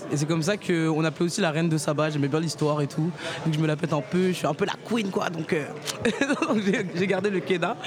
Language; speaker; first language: French; native; French